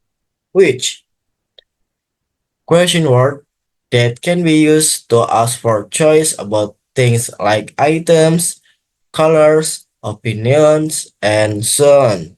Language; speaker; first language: English; non-native, learner; Indonesian